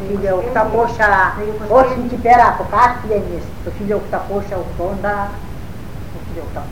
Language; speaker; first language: Greek; native; Greek